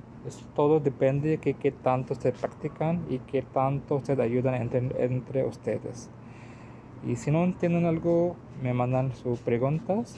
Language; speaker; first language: Spanish; non-native, learner; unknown